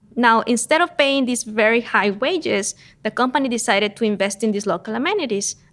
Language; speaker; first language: English; non-native, fluent; Spanish